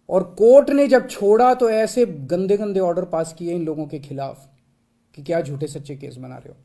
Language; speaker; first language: Hindi; native; Hindi